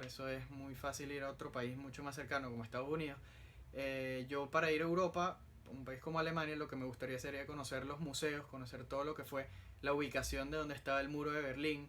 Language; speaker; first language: Spanish; native; Spanish